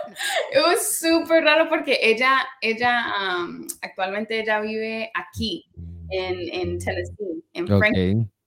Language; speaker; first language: Spanish; early bilingual, heritage; Spanish